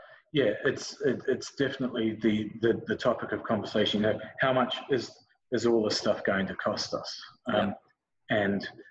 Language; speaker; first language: English; native; English